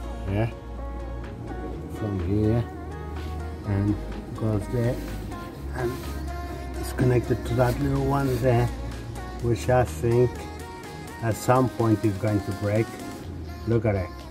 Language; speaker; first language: English; non-native, fluent; Portuguese